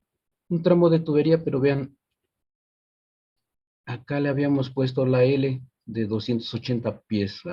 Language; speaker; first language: Spanish; native; Spanish